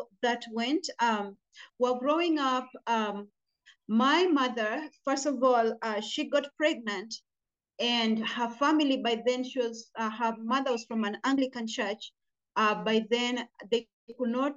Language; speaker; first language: English; non-native, local second language; Luyia